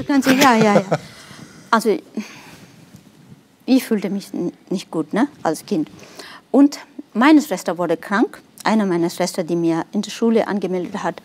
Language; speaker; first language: German; non-native, fluent; Nepali